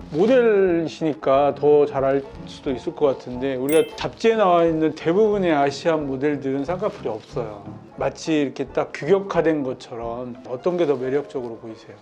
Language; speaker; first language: Korean; native; Korean